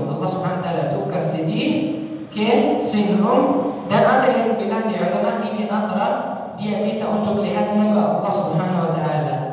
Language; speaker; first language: Indonesian; non-native, learner; Arabic